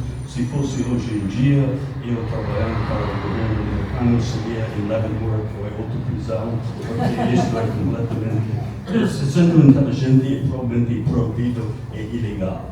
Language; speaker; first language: Portuguese; non-native, fluent; English